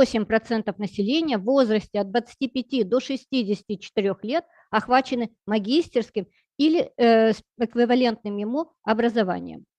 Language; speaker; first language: Russian; native; Russian